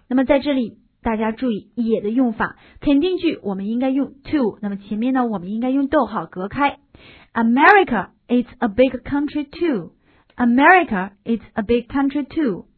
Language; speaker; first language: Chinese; native; Chinese